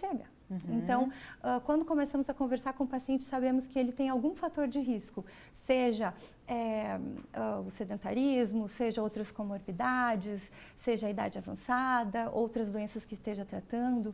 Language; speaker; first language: Portuguese; native; Portuguese